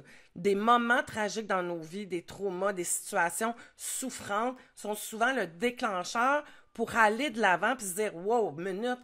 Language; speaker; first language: French; native; French